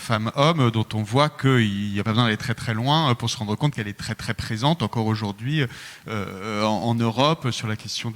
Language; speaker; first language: French; native; French